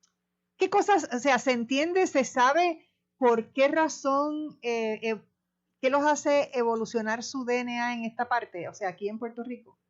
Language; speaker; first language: Spanish; native; Spanish